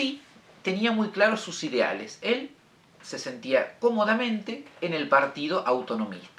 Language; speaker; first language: Spanish; native; Spanish